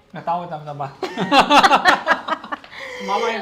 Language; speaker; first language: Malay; non-native, fluent; Chinese